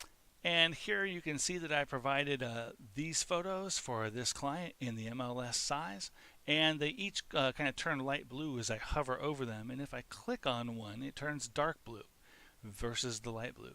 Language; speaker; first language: English; native; English